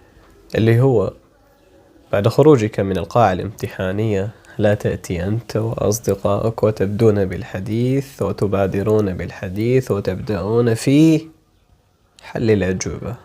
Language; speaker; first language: Arabic; native; Arabic